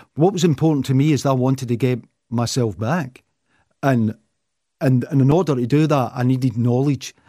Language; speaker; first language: English; native; English